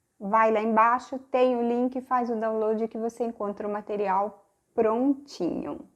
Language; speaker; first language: Portuguese; native; Portuguese